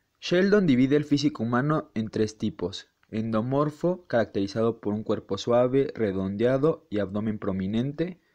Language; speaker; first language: Spanish; native; Spanish